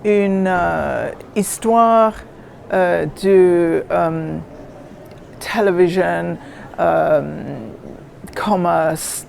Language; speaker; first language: French; non-native, learner; English